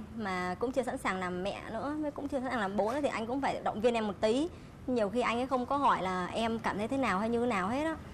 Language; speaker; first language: Vietnamese; native; Vietnamese